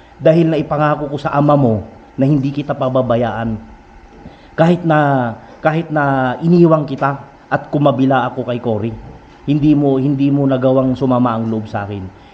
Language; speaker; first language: Filipino; native; Filipino